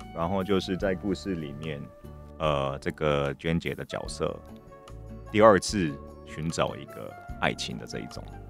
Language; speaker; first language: Chinese; non-native, fluent; Japanese